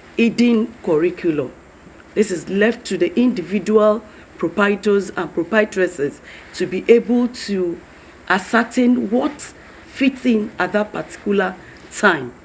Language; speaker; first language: English; non-native, local second language; Yoruba